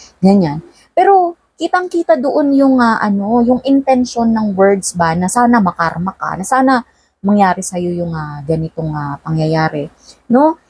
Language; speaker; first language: Filipino; non-native, local second language; Cebuano